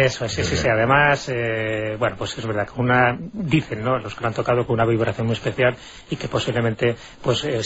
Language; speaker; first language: Spanish; native; Spanish